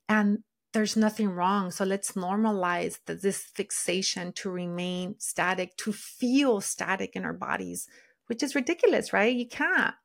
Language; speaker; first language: English; early bilingual, other home language; Spanish